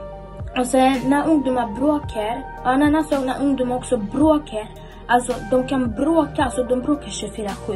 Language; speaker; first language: Swedish; early bilingual, other home language; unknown